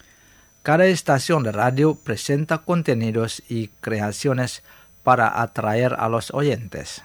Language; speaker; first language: Spanish; non-native, fluent; Indonesian